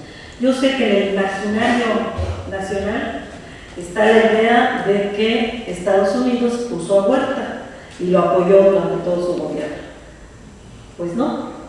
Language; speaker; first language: Spanish; native; Spanish